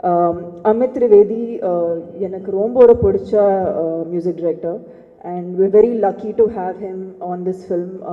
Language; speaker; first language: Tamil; non-native, fluent; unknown